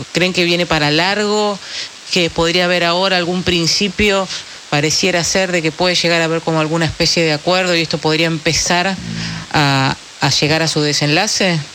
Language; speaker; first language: Spanish; native; Spanish